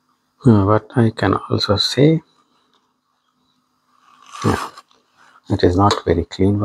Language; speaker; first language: English; non-native, fluent; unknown